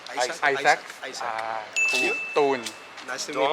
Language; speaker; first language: English; non-native, learner; Thai